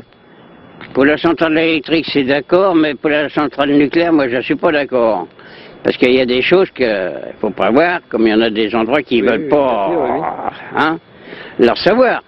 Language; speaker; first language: French; native; French